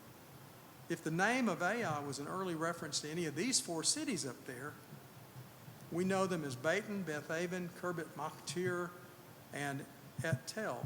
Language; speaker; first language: English; native; English